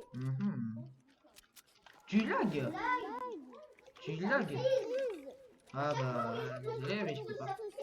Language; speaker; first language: French; native; French